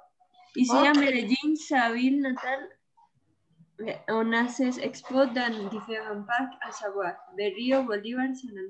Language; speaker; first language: French; non-native, learner; Spanish